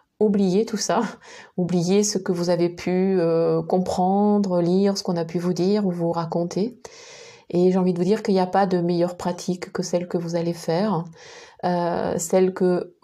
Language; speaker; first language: French; native; French